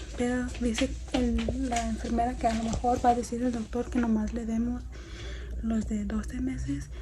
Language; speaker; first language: Spanish; early bilingual, other home language; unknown